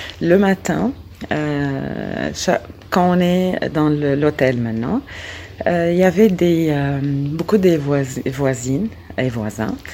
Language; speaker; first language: French; non-native, learner; Arabic